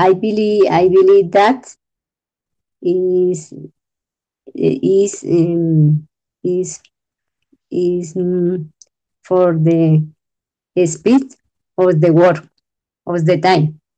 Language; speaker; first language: English; non-native, learner; Spanish